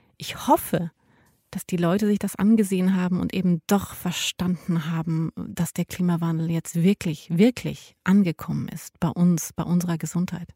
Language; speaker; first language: German; native; German